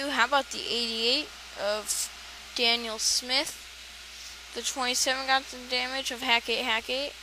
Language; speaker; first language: English; native; English